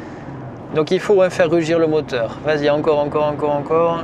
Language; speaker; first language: French; native; French